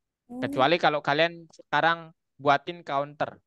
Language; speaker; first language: Indonesian; native; Indonesian